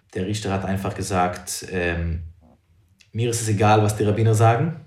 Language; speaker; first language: German; non-native, fluent; English